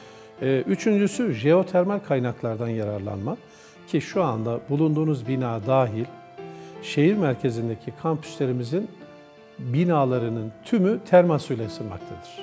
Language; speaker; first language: Turkish; native; Turkish